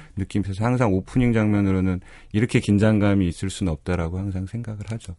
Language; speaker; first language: Korean; native; Korean